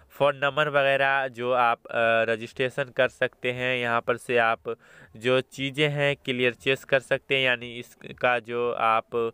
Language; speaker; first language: Hindi; native; Hindi